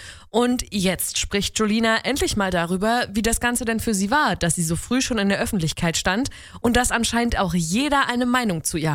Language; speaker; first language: German; native; German